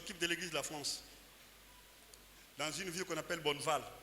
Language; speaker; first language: French; non-native, local second language; Lingala